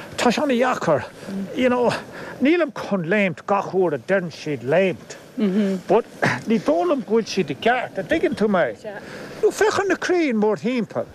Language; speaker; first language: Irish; native; Irish